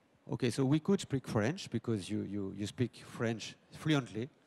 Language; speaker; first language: English; non-native, fluent; French